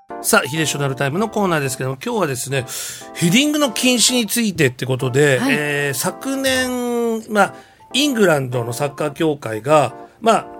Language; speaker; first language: Japanese; native; Japanese